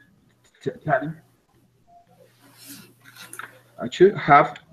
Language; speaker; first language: English; non-native, learner; Spanish